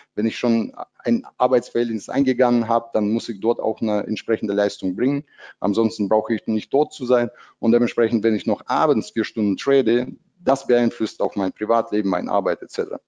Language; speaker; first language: German; non-native, fluent; Russian